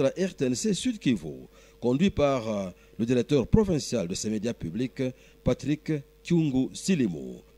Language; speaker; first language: French; non-native, local second language; Swahili